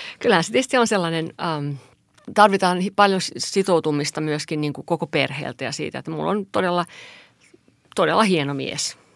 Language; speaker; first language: Finnish; non-native, local second language; Swedish